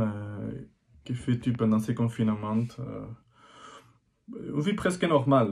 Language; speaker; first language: French; non-native, fluent; Spanish